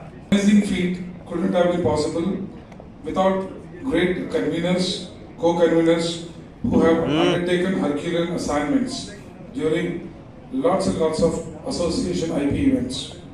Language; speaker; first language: English; non-native, local second language; Telugu